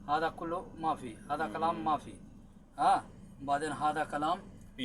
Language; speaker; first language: Arabic; non-native, learner; Hindi